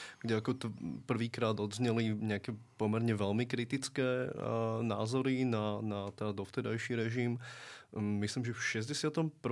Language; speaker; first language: Slovak; native; Slovak